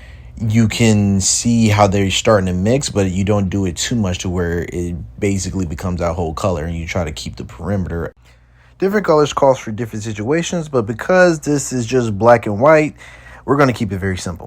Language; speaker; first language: English; native; English